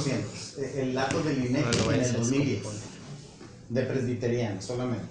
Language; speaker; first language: Spanish; native; Spanish